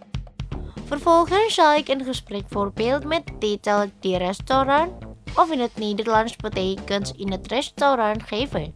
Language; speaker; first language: Dutch; non-native, fluent; Indonesian